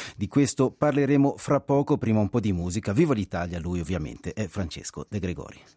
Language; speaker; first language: Italian; native; Italian